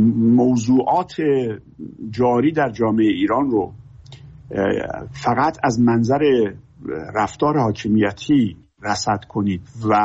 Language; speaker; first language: Persian; native; Persian